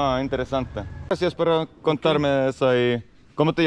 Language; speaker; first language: Spanish; non-native, learner; Finnish